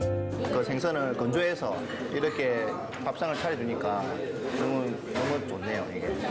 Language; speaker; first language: Korean; native; Korean